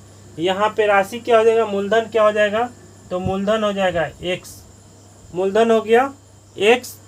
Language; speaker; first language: Hindi; native; Hindi